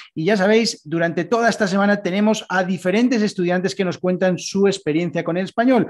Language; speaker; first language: Spanish; native; Spanish